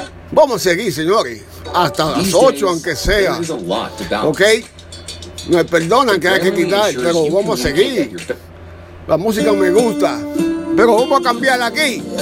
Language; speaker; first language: Spanish; early bilingual, heritage; Spanish